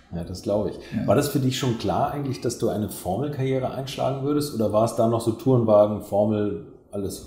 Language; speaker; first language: German; native; German